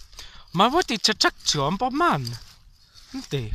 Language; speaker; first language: Welsh; non-native, learner; English